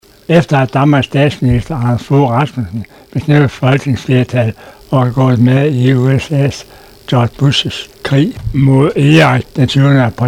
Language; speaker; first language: Danish; native; Danish